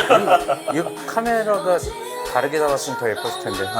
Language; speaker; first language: Korean; native; Korean